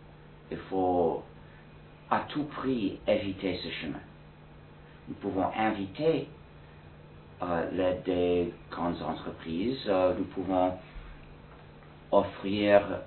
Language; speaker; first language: French; non-native, fluent; English